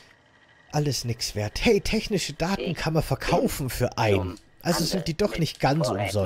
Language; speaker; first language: German; native; German